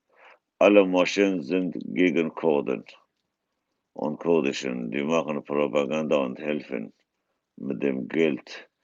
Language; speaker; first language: German; non-native, fluent; Kurdish